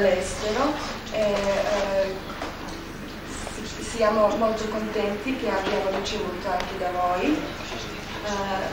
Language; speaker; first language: Italian; non-native, fluent; Serbian